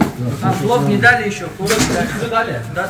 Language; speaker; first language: Russian; non-native, learner; Tajik